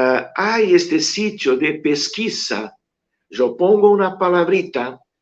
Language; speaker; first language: Spanish; non-native, fluent; Portuguese